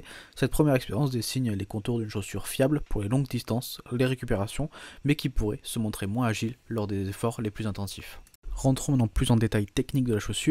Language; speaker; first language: French; native; French